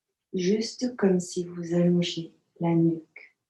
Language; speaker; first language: French; native; French